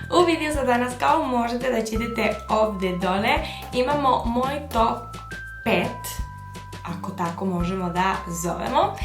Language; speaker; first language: Bosnian; early bilingual, heritage; Bosnian